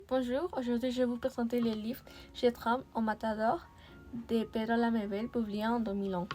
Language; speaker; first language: French; non-native, learner; Spanish